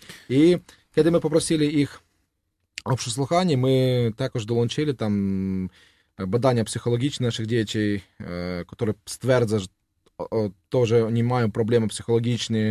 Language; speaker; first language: Polish; non-native, learner; Russian